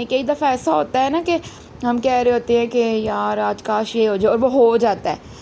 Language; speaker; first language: Urdu; native; Urdu